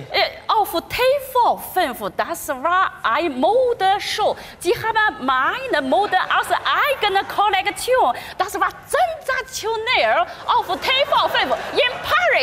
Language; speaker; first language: German; non-native, fluent; Chinese